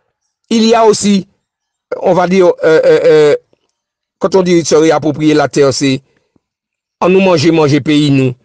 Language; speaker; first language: French; native; French